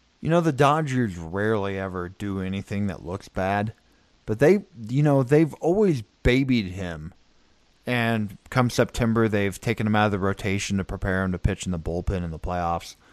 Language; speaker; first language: English; native; English